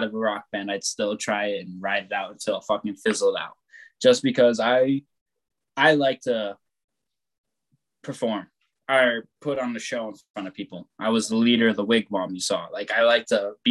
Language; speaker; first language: English; native; English